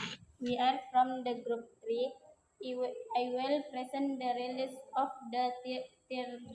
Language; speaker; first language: English; non-native, learner; Indonesian